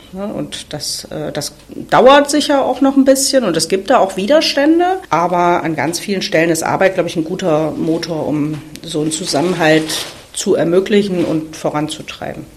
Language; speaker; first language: German; native; German